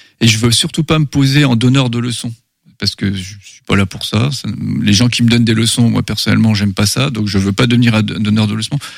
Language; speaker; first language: French; non-native, local second language; German